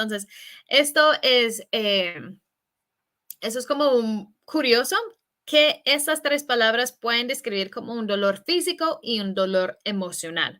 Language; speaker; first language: Spanish; non-native, fluent; English